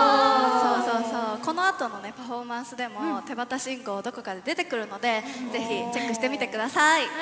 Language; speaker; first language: Japanese; native; Japanese